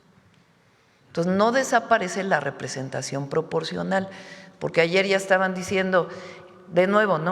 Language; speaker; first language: Spanish; native; Spanish